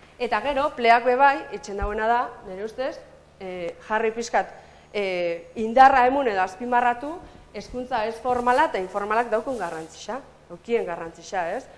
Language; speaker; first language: Basque; native; Basque